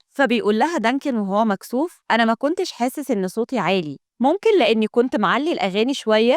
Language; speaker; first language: Arabic; native; Arabic